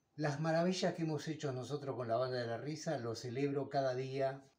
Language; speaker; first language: Spanish; native; Spanish